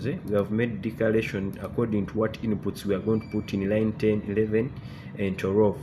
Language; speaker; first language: English; non-native, local second language; Ganda